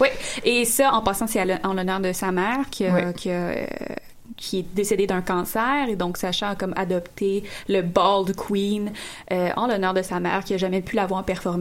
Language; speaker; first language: French; native; French